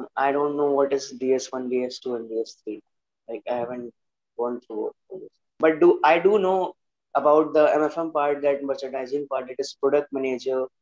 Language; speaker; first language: English; non-native, local second language; Hindi